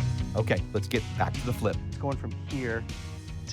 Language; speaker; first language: English; native; English